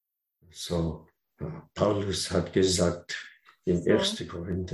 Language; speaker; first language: German; non-native, learner; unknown